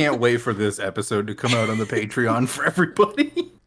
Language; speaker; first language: English; native; English